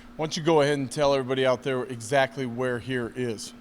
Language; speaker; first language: English; native; English